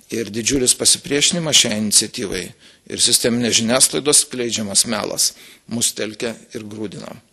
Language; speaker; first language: Lithuanian; native; Lithuanian